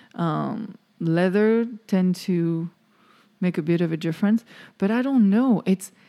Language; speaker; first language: English; non-native, fluent; French